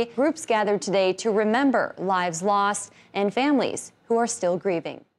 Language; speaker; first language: English; native; English